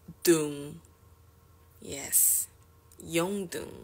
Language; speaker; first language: English; non-native, learner; Korean